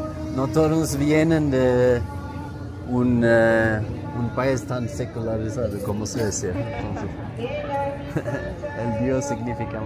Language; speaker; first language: Spanish; non-native, fluent; Swedish